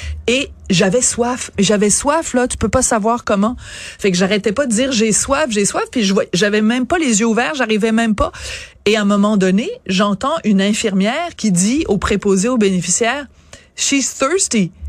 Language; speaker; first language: French; native; French